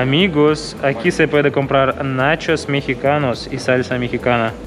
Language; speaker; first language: Spanish; non-native, learner; Russian